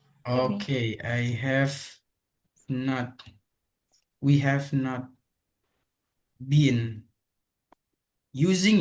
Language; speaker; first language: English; non-native, fluent; Indonesian